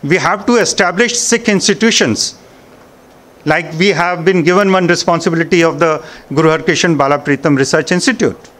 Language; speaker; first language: English; non-native, local second language; Punjabi